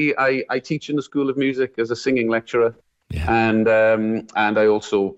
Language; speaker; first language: English; native; English